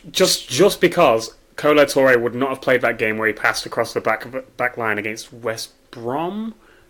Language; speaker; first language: English; native; English